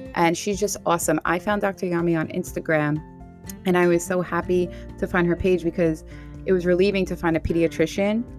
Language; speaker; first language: English; native; English